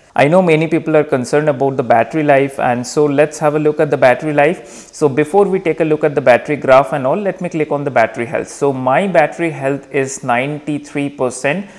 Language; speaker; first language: English; non-native, local second language; Hindi